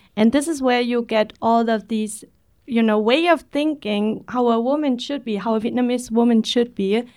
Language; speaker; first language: English; early bilingual, other home language; Vietnamese